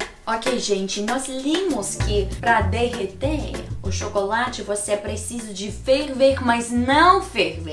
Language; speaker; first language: Portuguese; non-native, fluent; English